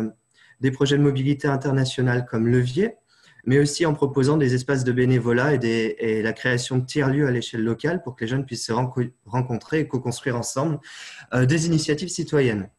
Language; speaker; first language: French; native; French